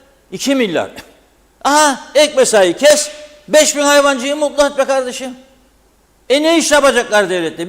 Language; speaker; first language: Turkish; native; Turkish